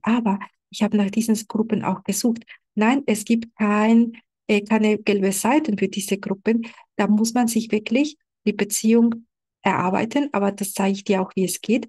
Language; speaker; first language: German; non-native, fluent; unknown